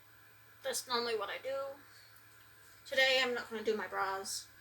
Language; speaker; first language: English; native; English